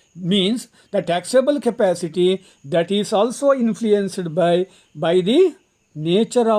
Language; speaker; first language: English; non-native, local second language; Kannada